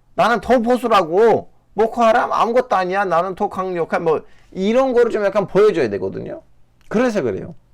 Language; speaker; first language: Korean; native; Korean